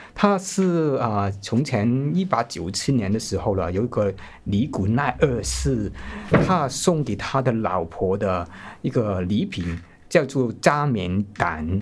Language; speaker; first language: Chinese; non-native, local second language; Cantonese